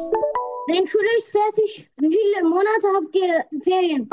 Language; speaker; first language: German; non-native, learner; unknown